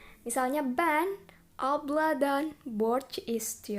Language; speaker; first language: Turkish; non-native, fluent; Indonesian